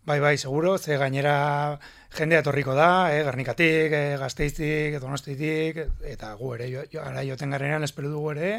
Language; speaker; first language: Basque; non-native, local second language; Spanish